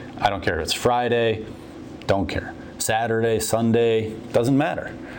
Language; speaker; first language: English; native; English